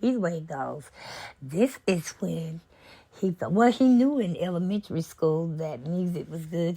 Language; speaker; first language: English; native; English